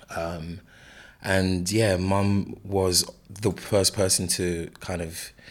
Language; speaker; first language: English; native; English